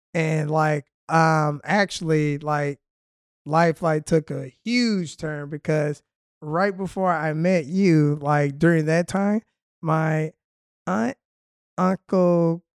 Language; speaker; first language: English; native; English